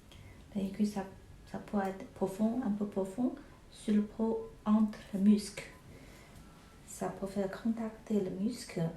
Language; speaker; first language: French; non-native, learner; Chinese